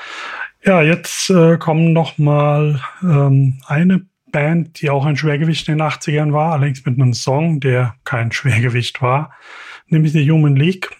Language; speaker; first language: German; native; German